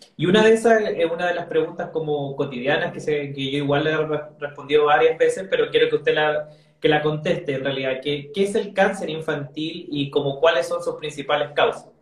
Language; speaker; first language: Spanish; native; Spanish